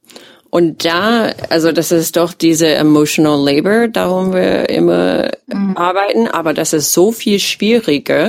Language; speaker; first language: German; non-native, fluent; English